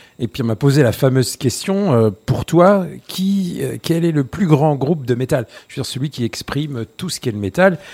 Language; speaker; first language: French; native; French